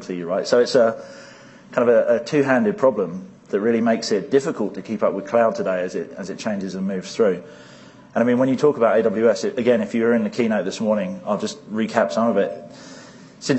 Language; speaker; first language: English; native; English